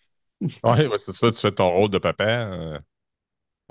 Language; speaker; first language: French; native; French